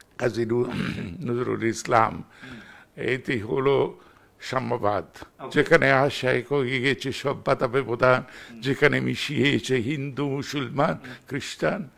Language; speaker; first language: Bangla; non-native, fluent; Italian